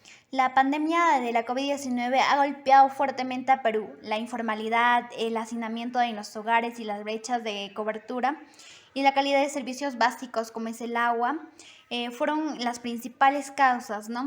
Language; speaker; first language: Spanish; native; Spanish